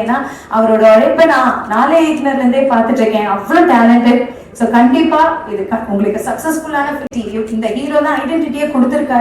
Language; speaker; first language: Tamil; native; Tamil